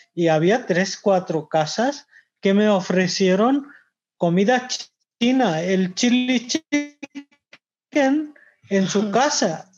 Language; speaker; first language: Spanish; non-native, fluent; Bangla